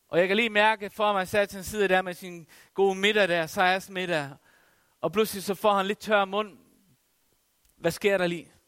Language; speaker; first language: Danish; non-native, local second language; Faroese